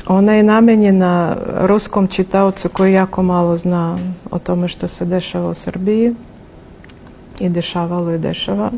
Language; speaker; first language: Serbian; non-native, fluent; Russian